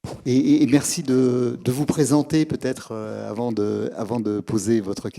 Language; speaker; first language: French; native; French